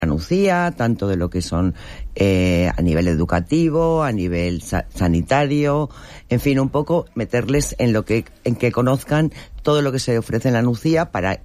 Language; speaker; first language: Spanish; native; Spanish